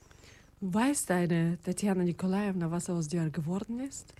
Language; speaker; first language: German; non-native, fluent; Russian